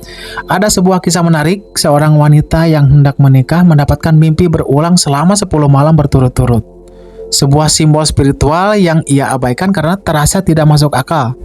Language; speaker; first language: Indonesian; native; Indonesian